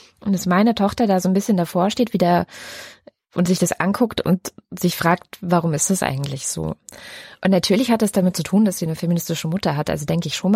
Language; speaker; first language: German; native; German